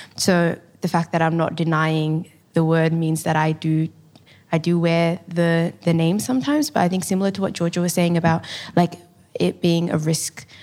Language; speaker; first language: English; native; English